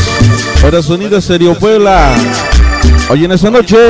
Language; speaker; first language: Spanish; native; Spanish